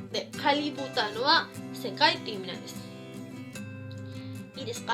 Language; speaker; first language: Japanese; non-native, fluent; Cebuano